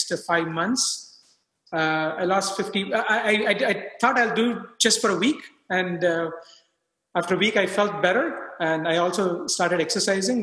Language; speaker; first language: English; non-native, local second language; Telugu